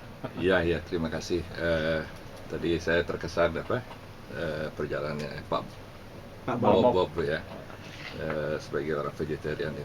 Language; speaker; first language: Indonesian; non-native, local second language; Javanese